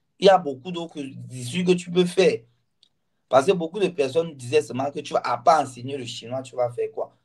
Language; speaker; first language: French; non-native, local second language; Ghomala